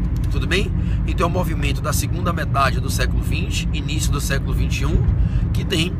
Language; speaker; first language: Portuguese; native; Portuguese